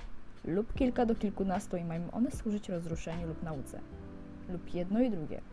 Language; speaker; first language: Polish; native; Polish